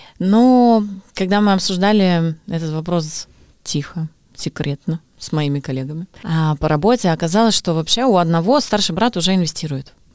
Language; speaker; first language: Russian; native; Russian